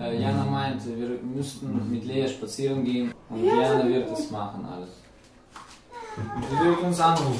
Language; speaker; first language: German; non-native, fluent; Russian